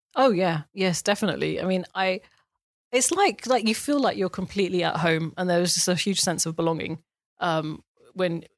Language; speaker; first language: English; native; English